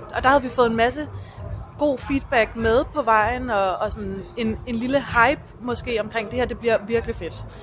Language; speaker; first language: Danish; native; Danish